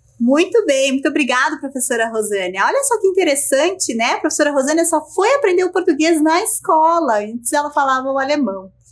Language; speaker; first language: Portuguese; native; Portuguese